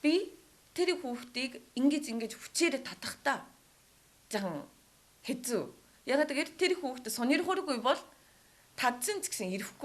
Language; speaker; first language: Mongolian; non-native, learner; Japanese